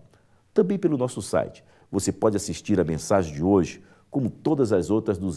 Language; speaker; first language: Portuguese; native; Portuguese